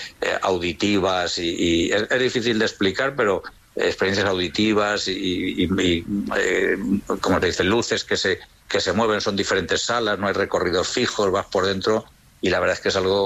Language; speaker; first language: Spanish; native; Spanish